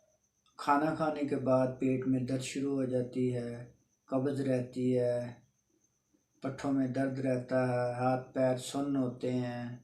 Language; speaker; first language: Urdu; non-native, local second language; Punjabi